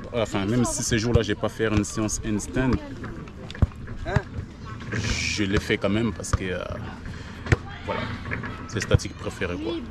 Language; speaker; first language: French; native; French